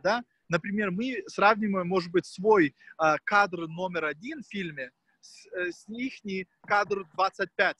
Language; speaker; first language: Russian; non-native, fluent; Lithuanian